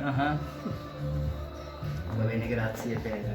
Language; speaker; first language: Italian; non-native, learner; Urdu